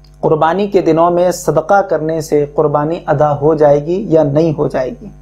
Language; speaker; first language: Urdu; native; Urdu